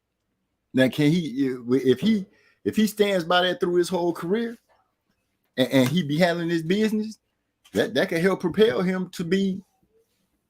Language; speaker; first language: English; native; English